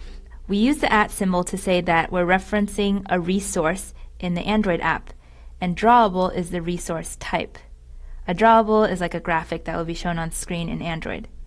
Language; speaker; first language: English; native; English